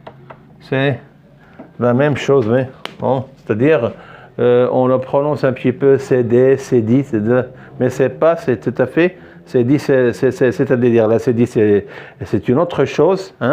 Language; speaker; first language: French; non-native, local second language; Arabic